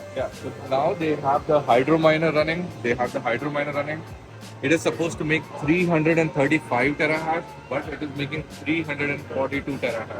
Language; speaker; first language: English; non-native, local second language; Hindi